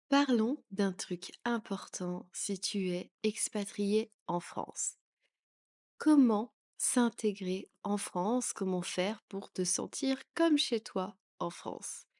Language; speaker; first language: French; native; French